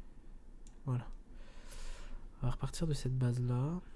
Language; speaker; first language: French; native; French